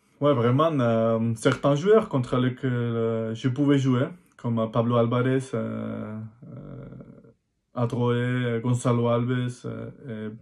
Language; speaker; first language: French; non-native, fluent; Spanish